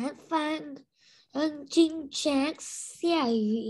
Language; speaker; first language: Chinese; non-native, learner; Vietnamese